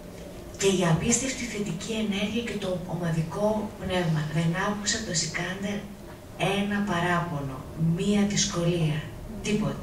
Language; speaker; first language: Greek; native; Greek